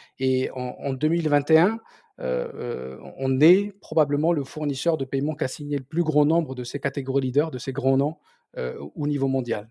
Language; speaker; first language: French; non-native, local second language; Berber languages